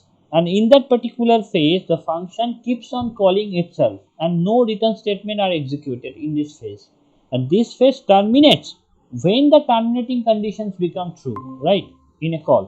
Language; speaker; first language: English; non-native, local second language; Bangla